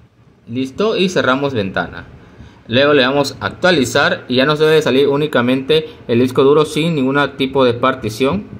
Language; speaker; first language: Spanish; native; Spanish